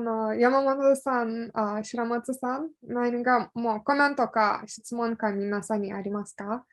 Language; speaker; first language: Japanese; non-native, fluent; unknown